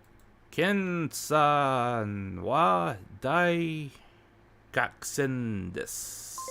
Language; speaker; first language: Japanese; non-native, learner; English